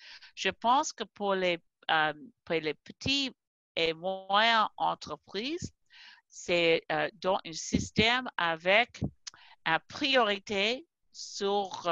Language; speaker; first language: French; non-native, fluent; English